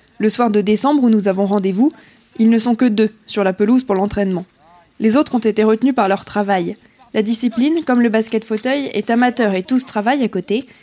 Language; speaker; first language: French; native; French